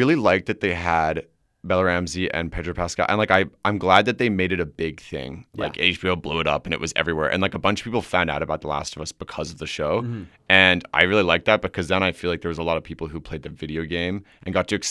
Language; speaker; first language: English; native; English